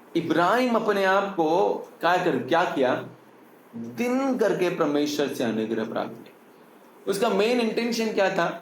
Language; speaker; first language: Hindi; non-native, local second language; Tamil